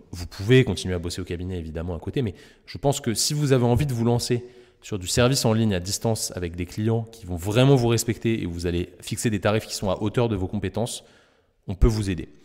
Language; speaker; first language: French; native; French